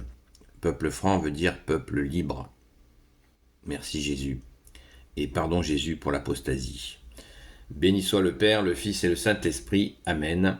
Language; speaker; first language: French; native; French